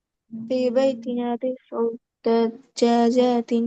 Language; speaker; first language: Arabic; non-native, learner; Bangla